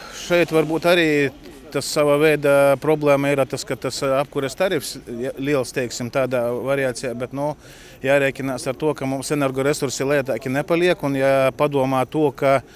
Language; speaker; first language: Latvian; native; Latvian